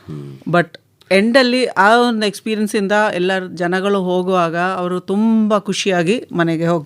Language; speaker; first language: Kannada; non-native, local second language; Malayalam